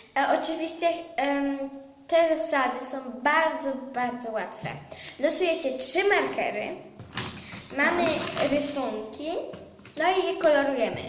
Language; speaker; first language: Polish; early bilingual, heritage; Polish